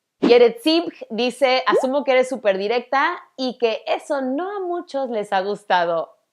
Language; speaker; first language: Spanish; early bilingual, other home language; English